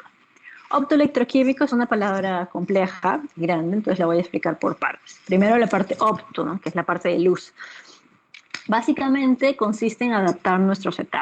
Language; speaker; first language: Spanish; native; Spanish